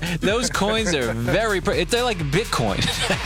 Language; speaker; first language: English; native; English